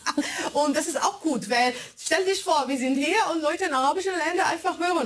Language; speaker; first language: German; non-native, fluent; Arabic